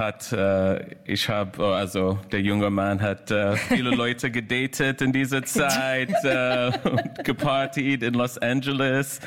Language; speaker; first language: German; non-native, learner; English